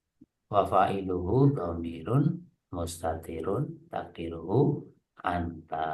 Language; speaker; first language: Arabic; non-native, fluent; Indonesian